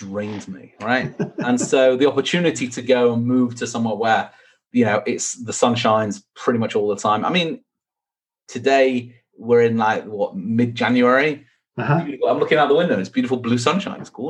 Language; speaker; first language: English; native; English